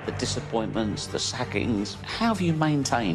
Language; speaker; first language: English; native; English